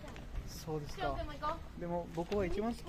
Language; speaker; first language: Japanese; non-native, learner; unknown